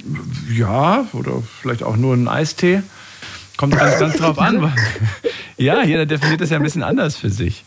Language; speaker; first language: German; native; German